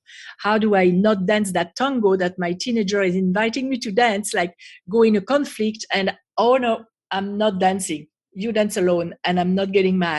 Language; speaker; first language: English; non-native, fluent; French